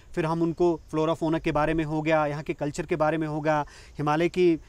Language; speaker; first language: Hindi; native; Hindi